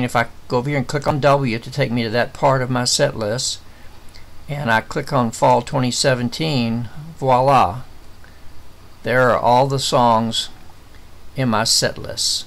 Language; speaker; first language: English; native; English